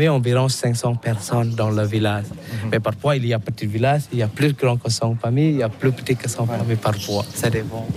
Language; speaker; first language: French; non-native, learner; Balinese